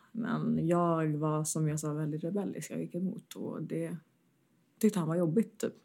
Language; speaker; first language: Swedish; early bilingual, heritage; Swedish